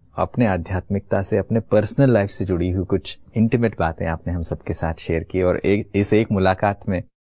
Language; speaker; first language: Hindi; native; Hindi